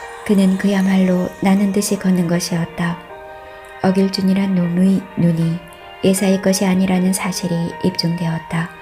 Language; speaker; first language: Korean; native; Korean